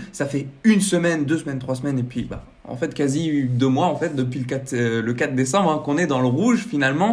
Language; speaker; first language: French; native; French